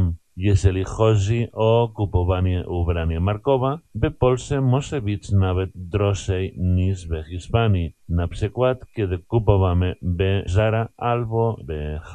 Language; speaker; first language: Polish; non-native, learner; Spanish